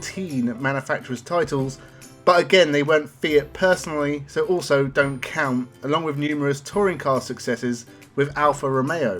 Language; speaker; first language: English; native; English